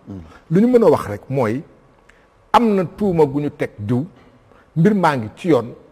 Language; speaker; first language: Wolof; non-native, local second language; Fula